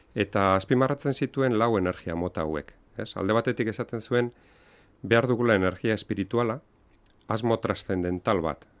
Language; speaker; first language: Basque; non-native, local second language; Spanish